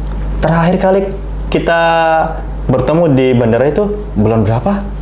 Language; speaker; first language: Indonesian; native; Indonesian